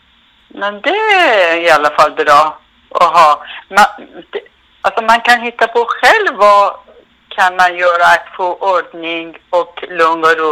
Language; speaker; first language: Swedish; non-native, fluent; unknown